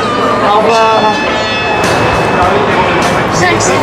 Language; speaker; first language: French; non-native, fluent; English